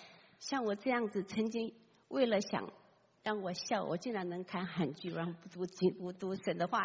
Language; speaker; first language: Chinese; native; Chinese